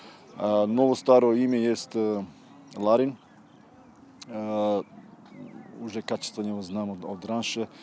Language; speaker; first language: Russian; non-native, fluent; Serbian